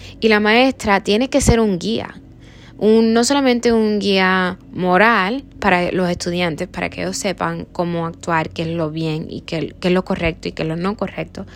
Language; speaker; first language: Spanish; early bilingual, heritage; Spanish